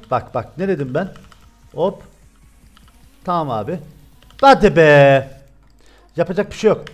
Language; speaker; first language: Turkish; native; Turkish